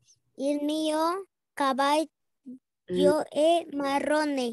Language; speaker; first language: Italian; non-native, learner; Spanish